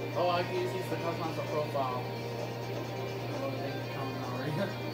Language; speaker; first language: English; native; English